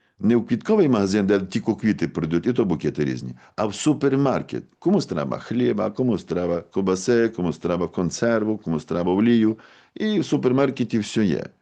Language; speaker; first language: Ukrainian; native; Ukrainian